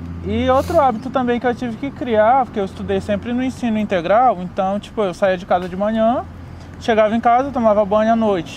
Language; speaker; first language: Portuguese; native; Portuguese